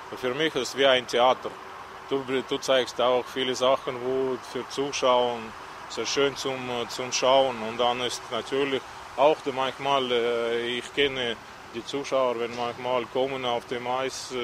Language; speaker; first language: German; non-native, learner; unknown